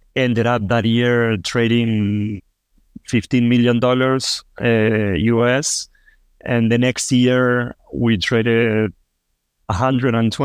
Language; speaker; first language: English; non-native, fluent; Spanish